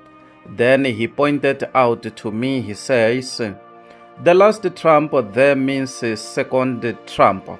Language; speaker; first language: English; non-native, local second language; Tsonga